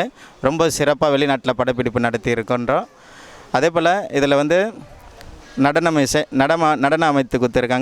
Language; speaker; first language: Tamil; native; Tamil